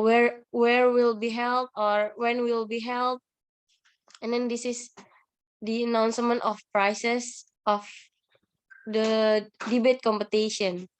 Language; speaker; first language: English; non-native, learner; Indonesian